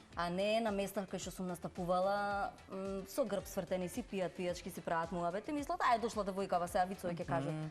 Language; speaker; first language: Macedonian; native; Macedonian